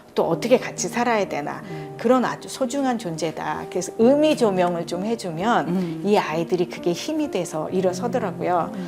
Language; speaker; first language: Korean; native; Korean